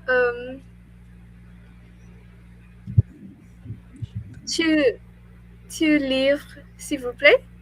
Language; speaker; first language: French; non-native, learner; English